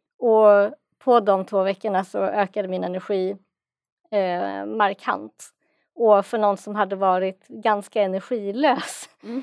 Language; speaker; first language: Swedish; native; Swedish